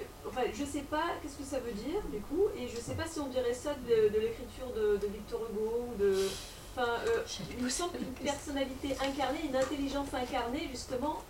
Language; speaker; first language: French; native; French